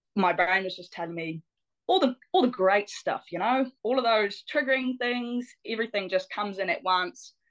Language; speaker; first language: English; native; English